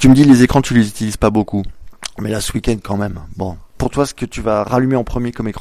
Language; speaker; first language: French; native; French